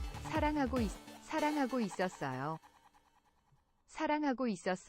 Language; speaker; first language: Korean; non-native, learner; English